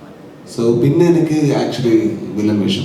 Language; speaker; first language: Malayalam; non-native, learner; Kannada